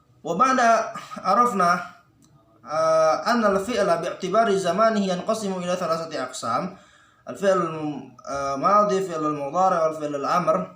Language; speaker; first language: Arabic; non-native, learner; Indonesian